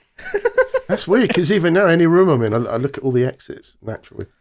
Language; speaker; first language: English; native; English